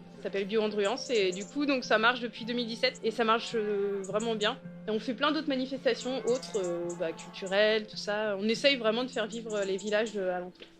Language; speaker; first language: French; native; French